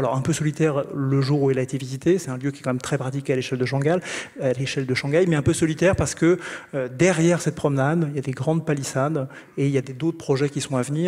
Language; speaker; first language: French; native; French